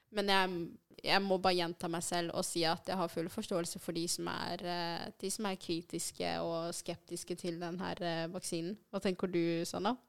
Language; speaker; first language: Norwegian; early bilingual, other home language; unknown